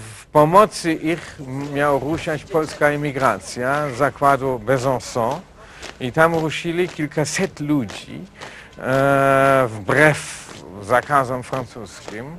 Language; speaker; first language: Polish; non-native, fluent; German